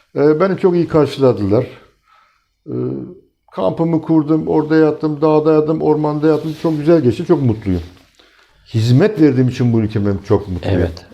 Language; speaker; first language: Turkish; native; Turkish